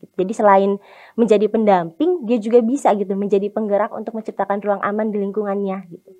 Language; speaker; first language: Indonesian; native; Indonesian